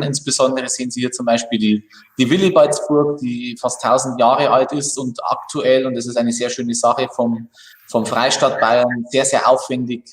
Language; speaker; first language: German; native; German